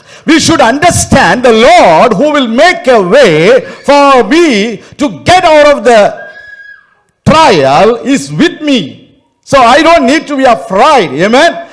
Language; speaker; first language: English; non-native, local second language; Tamil